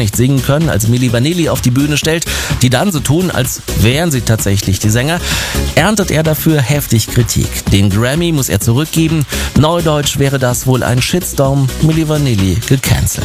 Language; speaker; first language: German; native; German